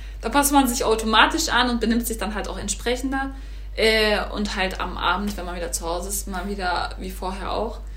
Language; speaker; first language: German; early bilingual, other home language; Turkish